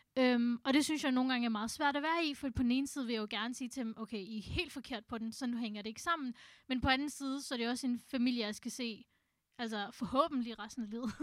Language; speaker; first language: Danish; early bilingual, other home language; Urdu